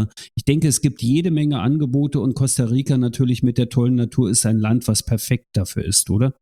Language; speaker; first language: German; native; German